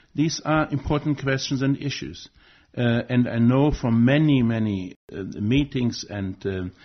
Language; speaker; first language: English; non-native, fluent; German